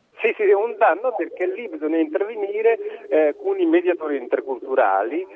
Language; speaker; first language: Italian; non-native, fluent; Urdu